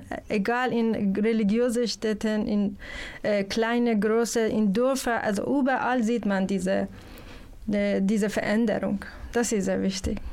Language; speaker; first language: German; non-native, fluent; Persian